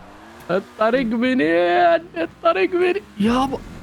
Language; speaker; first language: Arabic; native; Arabic